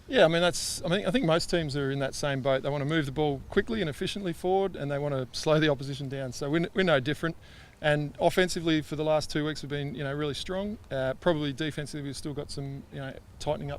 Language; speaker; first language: English; native; English